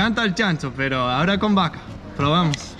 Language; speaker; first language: Spanish; non-native, fluent; Danish